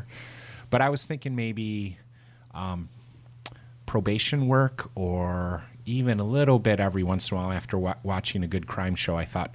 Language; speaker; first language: English; native; English